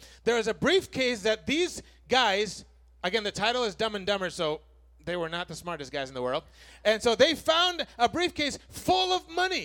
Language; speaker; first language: English; non-native, fluent; Spanish